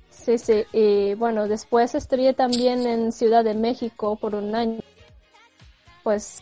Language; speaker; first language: Spanish; non-native, fluent; Japanese